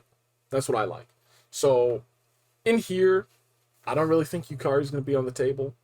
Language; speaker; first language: English; native; English